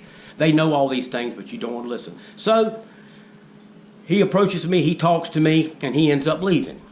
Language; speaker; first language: English; native; English